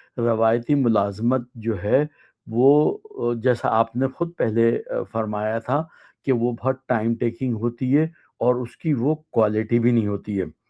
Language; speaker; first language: Urdu; native; Urdu